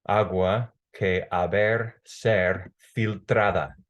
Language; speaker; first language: Spanish; non-native, fluent; English